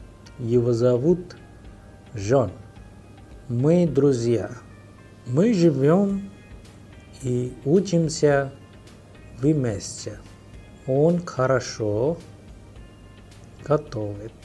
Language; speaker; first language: Russian; non-native, fluent; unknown